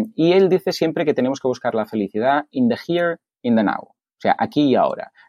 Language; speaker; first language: Spanish; native; Spanish